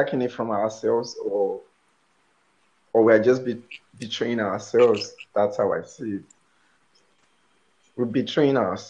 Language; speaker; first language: English; non-native, local second language; Yoruba